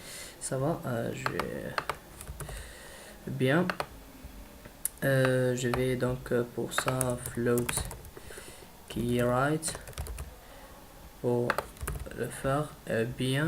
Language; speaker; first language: French; non-native, learner; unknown